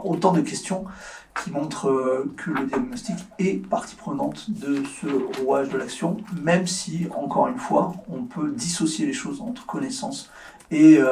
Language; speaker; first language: French; native; French